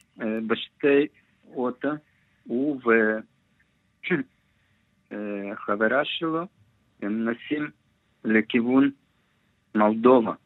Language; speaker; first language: Hebrew; non-native, learner; Russian